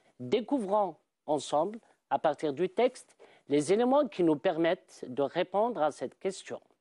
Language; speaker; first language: French; non-native, local second language; Arabic